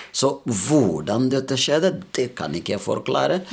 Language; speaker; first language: Norwegian; non-native, fluent; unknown